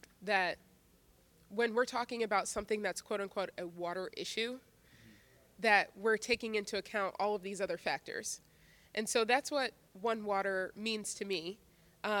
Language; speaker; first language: English; native; English